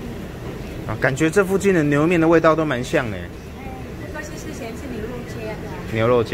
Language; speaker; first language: Chinese; native; Chinese